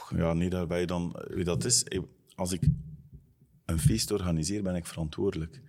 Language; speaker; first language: Dutch; native; Dutch